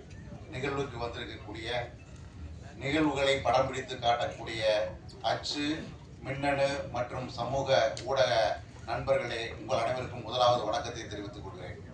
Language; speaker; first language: Tamil; native; Tamil